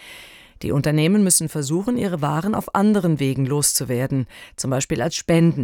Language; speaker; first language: German; native; German